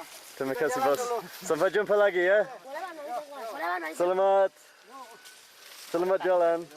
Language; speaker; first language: Indonesian; non-native, learner; English